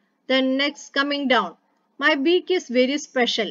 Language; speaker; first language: English; non-native, local second language; Malayalam